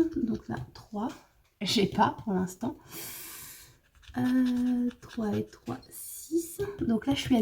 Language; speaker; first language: French; native; French